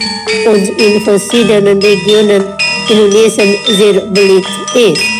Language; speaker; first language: German; non-native, fluent; Indonesian